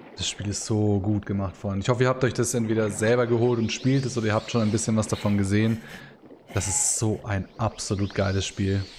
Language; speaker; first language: German; native; German